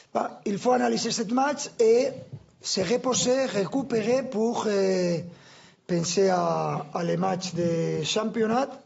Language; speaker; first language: French; non-native, fluent; Spanish